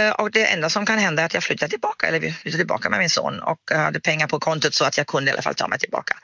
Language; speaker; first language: Swedish; non-native, fluent; German